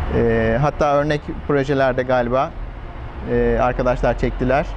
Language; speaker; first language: Turkish; native; Turkish